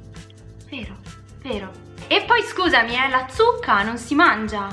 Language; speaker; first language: Italian; native; Italian